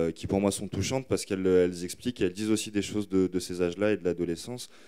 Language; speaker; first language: French; native; French